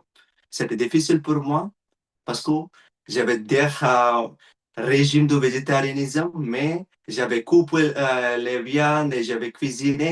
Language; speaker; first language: French; non-native, learner; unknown